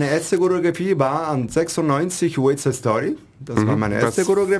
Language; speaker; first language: German; non-native, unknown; Italian